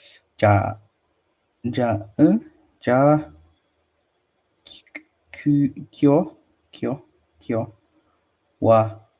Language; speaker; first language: Japanese; non-native, learner; English